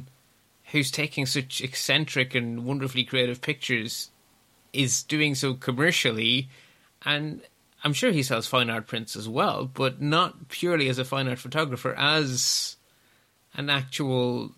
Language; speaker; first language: English; native; English